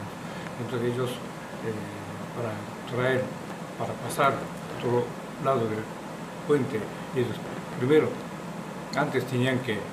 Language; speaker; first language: Spanish; non-native, learner; Japanese